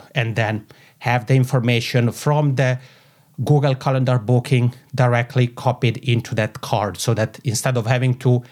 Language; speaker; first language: English; non-native, fluent; Italian